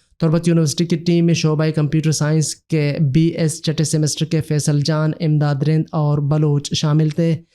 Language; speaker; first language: Urdu; non-native, local second language; Baluchi